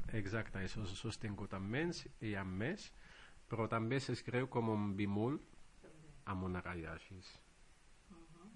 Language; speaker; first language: Catalan; non-native, fluent; Arabic